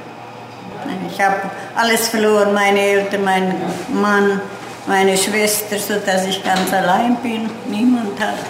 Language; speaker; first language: German; native; German